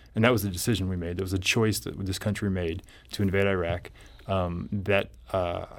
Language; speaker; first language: English; native; English